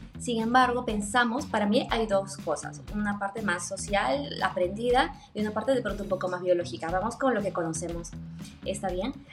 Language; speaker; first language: Spanish; native; Spanish